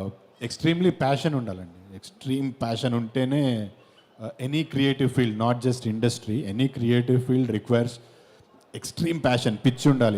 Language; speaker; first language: Telugu; native; Telugu